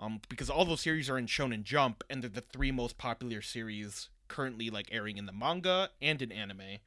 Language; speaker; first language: English; early bilingual, other home language; Japanese